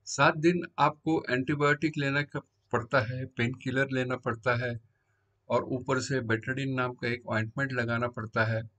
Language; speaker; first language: Hindi; non-native, local second language; Marathi